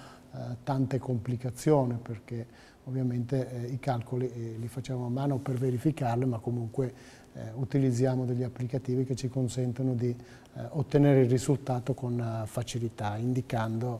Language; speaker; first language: Italian; native; Italian